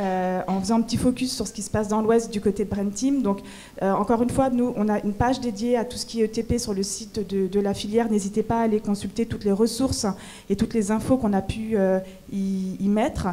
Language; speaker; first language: French; native; French